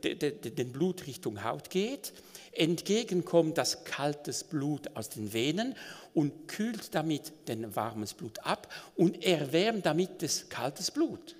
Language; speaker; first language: German; non-native, local second language; French